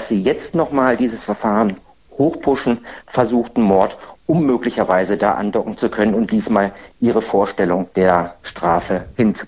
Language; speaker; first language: German; native; German